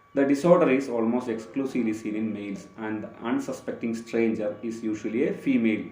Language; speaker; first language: English; non-native, local second language; Malayalam